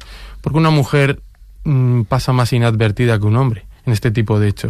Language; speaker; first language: Spanish; native; Spanish